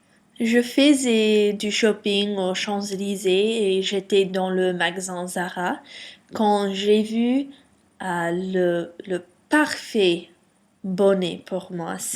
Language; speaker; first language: French; non-native, learner; English